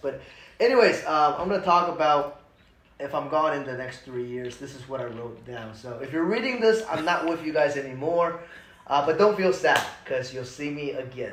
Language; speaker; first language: English; early bilingual, other home language; Chinese